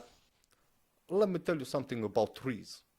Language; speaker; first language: English; non-native, fluent; Romanian